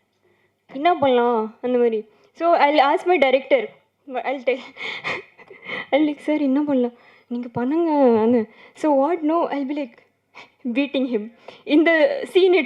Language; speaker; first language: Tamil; non-native, learner; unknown